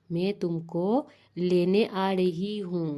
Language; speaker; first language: Hindi; non-native, local second language; Bangla